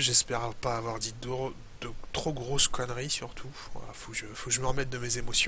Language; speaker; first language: French; native; French